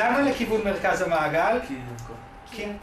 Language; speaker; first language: Hebrew; native; Hebrew